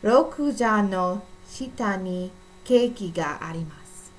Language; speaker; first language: Japanese; non-native, learner; English